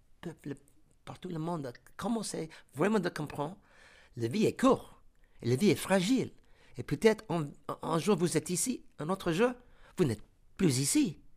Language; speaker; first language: French; non-native, fluent; English